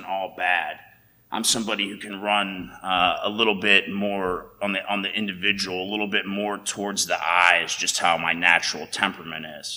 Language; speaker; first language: English; native; English